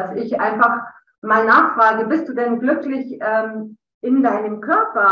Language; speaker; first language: German; native; German